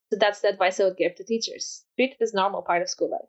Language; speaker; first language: English; non-native, fluent; Polish